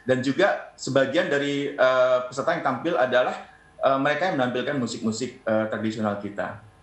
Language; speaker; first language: Indonesian; native; Indonesian